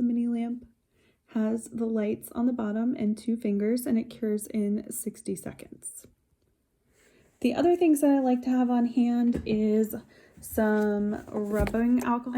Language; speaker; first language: English; native; English